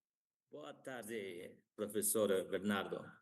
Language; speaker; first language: Portuguese; non-native, learner; Spanish